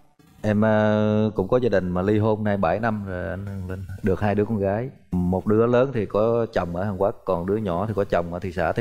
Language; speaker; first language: Vietnamese; native; Vietnamese